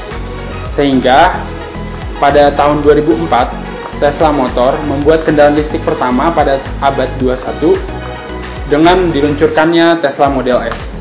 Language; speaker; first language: Indonesian; native; Indonesian